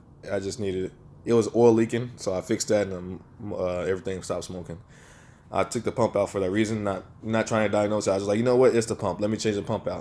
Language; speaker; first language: English; native; English